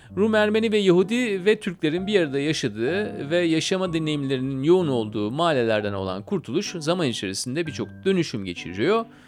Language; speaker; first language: Turkish; native; Turkish